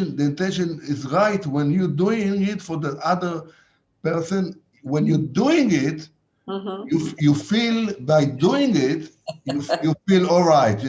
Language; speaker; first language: English; non-native, fluent; Hebrew